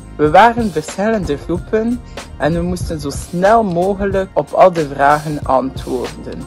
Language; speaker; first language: Dutch; non-native, local second language; French